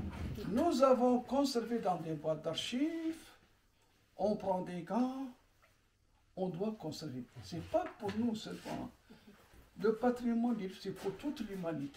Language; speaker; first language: French; non-native, local second language; Arabic